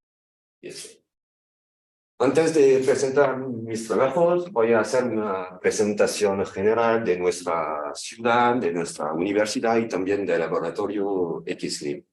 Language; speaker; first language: Spanish; non-native, fluent; French